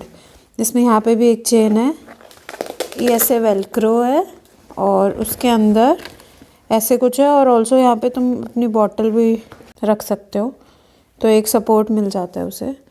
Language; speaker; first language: Hindi; native; Hindi